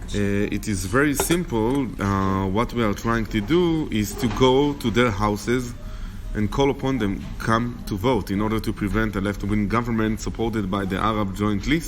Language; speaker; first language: English; non-native, fluent; Hebrew